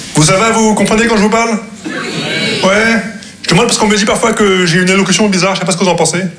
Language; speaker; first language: French; non-native, local second language; Arabic